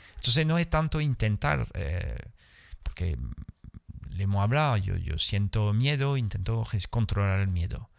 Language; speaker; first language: Spanish; non-native, fluent; French